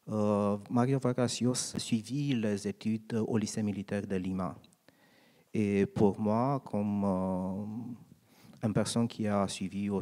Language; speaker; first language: French; non-native, learner; Romanian